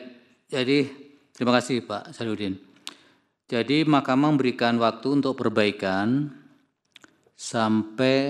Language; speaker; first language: Indonesian; native; Indonesian